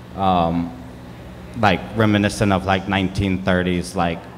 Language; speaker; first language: English; native; English